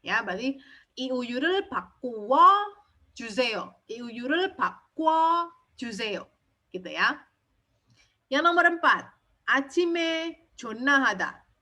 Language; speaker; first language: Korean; non-native, fluent; Indonesian